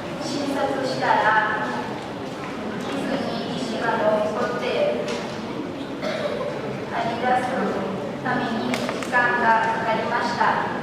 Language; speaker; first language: Japanese; non-native, learner; Lao